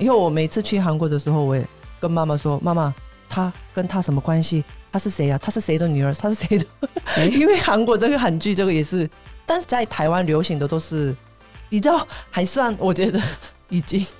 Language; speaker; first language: Chinese; non-native, fluent; Korean